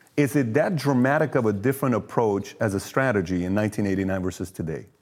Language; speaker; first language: English; early bilingual, other home language; Persian